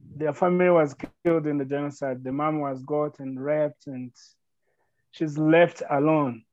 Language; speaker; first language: English; non-native, local second language; Kinyarwanda